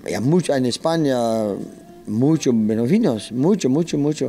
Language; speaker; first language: Spanish; non-native, learner; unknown